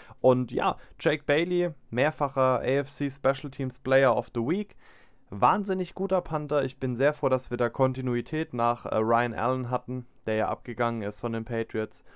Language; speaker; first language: German; native; German